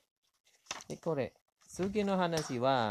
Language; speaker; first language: Japanese; non-native, learner; Indonesian